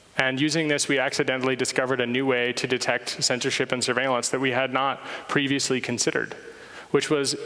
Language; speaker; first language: English; native; English